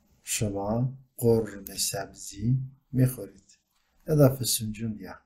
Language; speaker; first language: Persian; non-native, fluent; Turkish